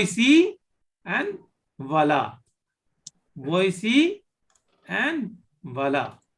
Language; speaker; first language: French; non-native, fluent; Hindi